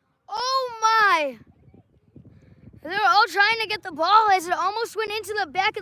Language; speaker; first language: English; native; English